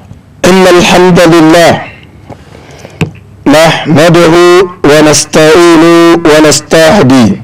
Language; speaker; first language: Arabic; non-native, fluent; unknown